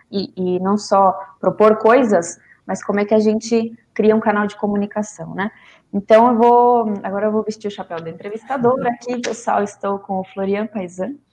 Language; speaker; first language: Portuguese; non-native, fluent; Spanish